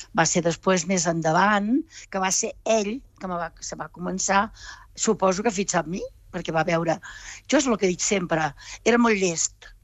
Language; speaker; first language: Catalan; native; Catalan